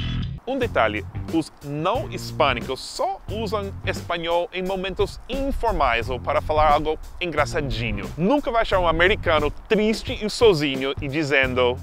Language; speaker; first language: Portuguese; non-native, fluent; English